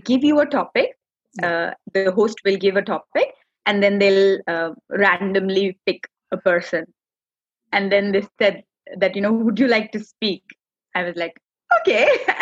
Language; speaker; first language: English; non-native, local second language; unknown